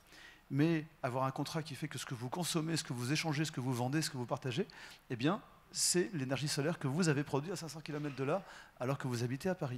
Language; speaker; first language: French; native; French